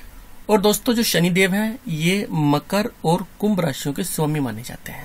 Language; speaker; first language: Hindi; native; Hindi